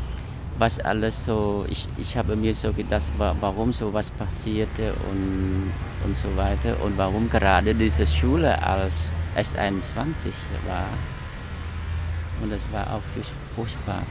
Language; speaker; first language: German; non-native, fluent; Khmer